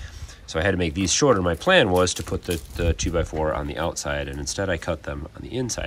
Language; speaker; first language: English; native; English